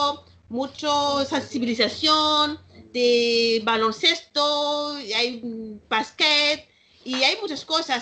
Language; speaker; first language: Spanish; non-native, learner; Malagasy